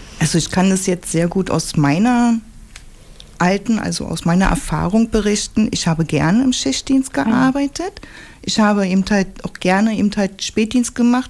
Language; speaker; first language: German; native; German